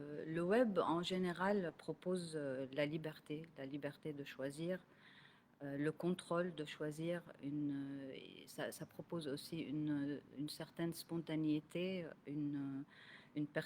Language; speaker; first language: French; non-native, local second language; Arabic